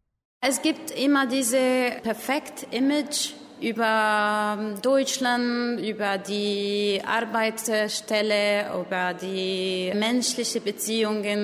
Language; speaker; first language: German; non-native, learner; Arabic